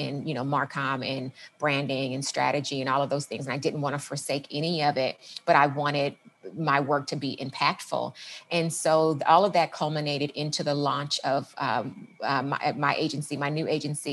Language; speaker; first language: English; native; English